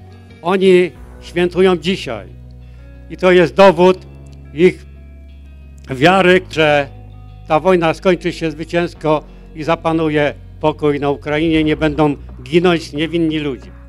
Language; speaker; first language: Polish; native; Polish